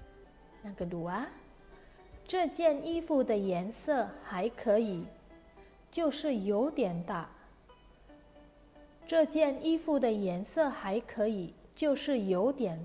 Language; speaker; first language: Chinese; non-native, fluent; Indonesian